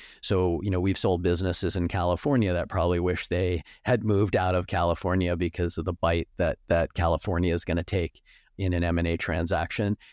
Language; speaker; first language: English; native; English